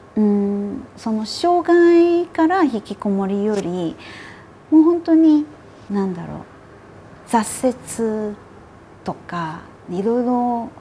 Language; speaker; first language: Japanese; non-native, fluent; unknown